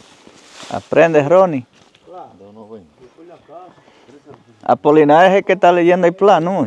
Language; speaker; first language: Spanish; native; Spanish